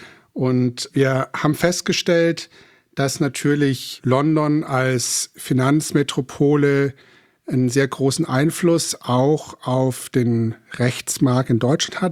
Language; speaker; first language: German; native; German